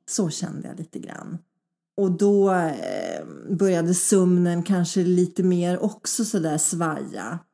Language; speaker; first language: Swedish; early bilingual, other home language; Polish